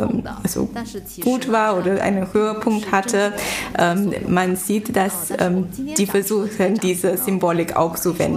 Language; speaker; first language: German; non-native, fluent; Chinese